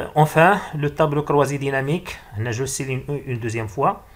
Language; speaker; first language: French; non-native, local second language; Arabic